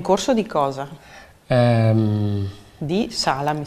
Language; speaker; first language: Italian; native; Italian